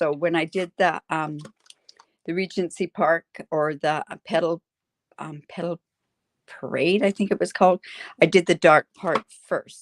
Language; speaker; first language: English; native; English